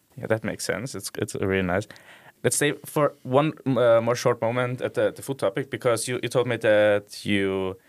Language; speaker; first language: English; non-native, fluent; German